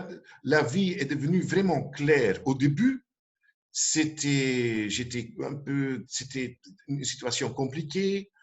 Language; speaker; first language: French; non-native, local second language; Dutch